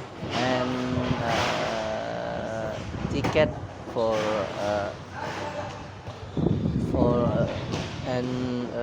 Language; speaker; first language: English; non-native, learner; Indonesian